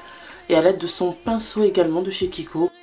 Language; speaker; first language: French; native; French